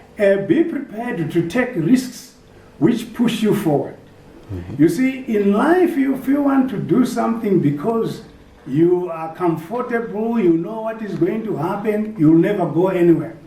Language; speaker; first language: English; non-native, local second language; Shona